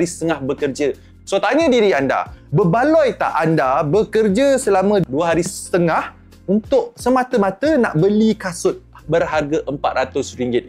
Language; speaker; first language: Malay; native; Malay